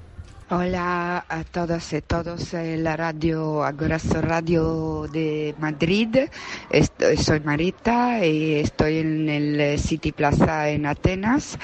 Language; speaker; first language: Spanish; non-native, fluent; Italian